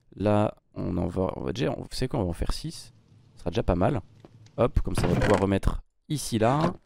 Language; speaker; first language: French; native; French